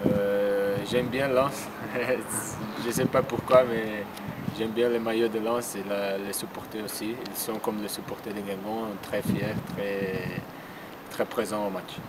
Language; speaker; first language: French; non-native, learner; Portuguese